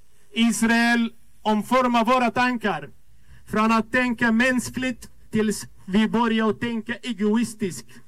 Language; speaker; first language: Swedish; non-native, fluent; Arabic